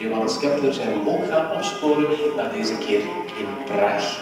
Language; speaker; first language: Dutch; native; Dutch